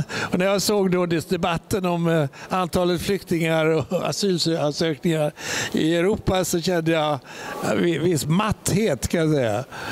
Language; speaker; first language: Swedish; native; Swedish